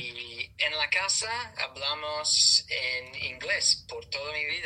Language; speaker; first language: Spanish; non-native, learner; English